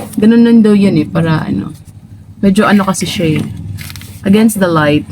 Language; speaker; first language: Filipino; non-native, local second language; Cebuano